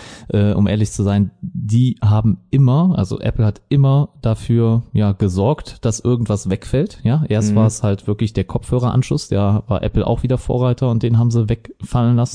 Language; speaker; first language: German; native; German